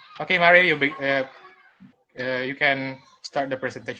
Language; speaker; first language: English; non-native, fluent; Indonesian